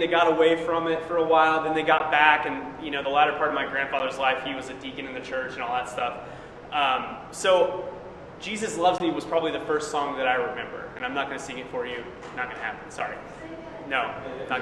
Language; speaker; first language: English; native; English